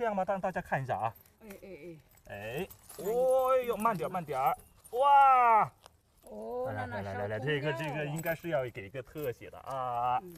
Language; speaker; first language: Chinese; native; Chinese